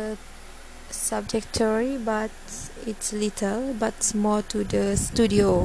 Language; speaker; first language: English; non-native, learner; Malay